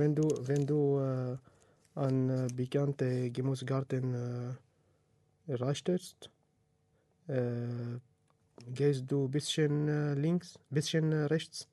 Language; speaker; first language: German; non-native, learner; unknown